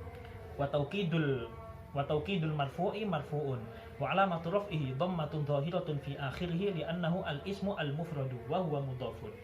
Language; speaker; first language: Arabic; non-native, learner; Javanese